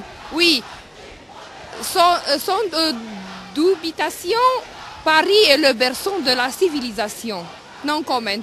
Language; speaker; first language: French; non-native, learner; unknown